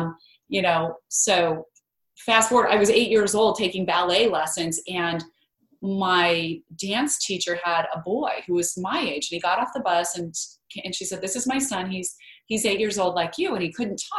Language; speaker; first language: English; native; English